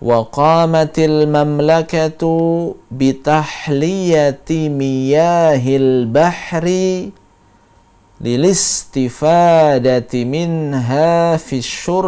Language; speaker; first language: Arabic; non-native, fluent; Indonesian